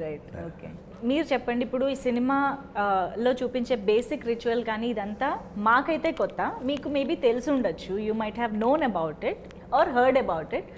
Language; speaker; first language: Telugu; native; Telugu